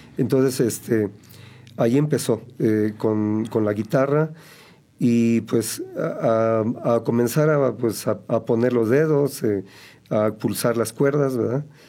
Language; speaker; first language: Spanish; native; Spanish